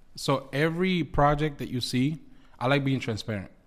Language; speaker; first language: English; early bilingual, other home language; Spanish